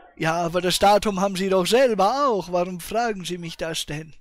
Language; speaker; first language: German; native; German